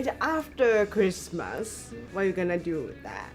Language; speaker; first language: English; non-native, learner; Japanese